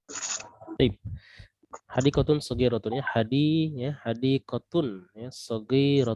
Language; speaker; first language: Arabic; non-native, fluent; Indonesian